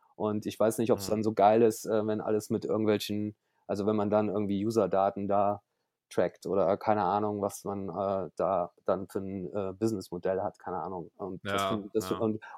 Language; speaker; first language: German; native; German